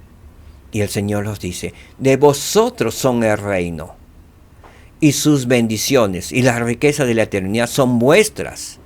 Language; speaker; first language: Spanish; native; Spanish